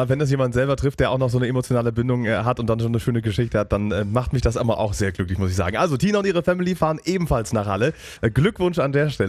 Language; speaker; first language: German; native; German